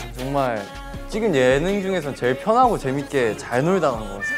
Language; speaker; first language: Korean; native; Korean